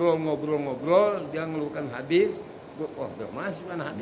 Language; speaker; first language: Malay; non-native, local second language; Sundanese